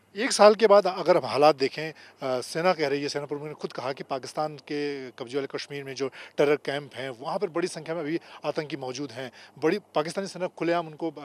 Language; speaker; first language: Hindi; native; Hindi